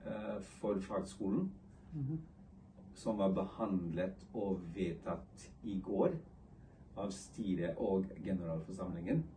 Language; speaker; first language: Norwegian; non-native, fluent; English